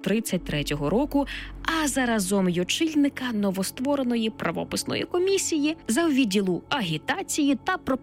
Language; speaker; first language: Ukrainian; native; Ukrainian